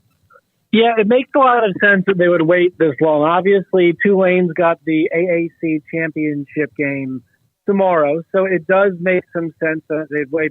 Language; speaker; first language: English; native; English